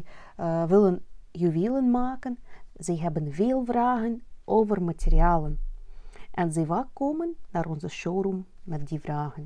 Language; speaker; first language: Dutch; non-native, learner; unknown